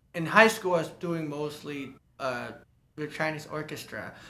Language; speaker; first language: English; non-native, local second language; Cantonese